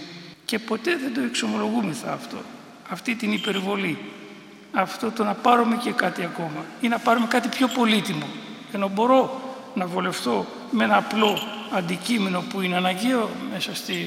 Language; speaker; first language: Greek; native; Greek